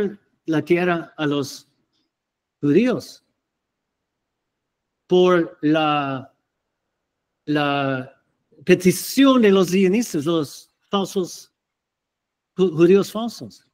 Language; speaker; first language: Spanish; non-native, fluent; English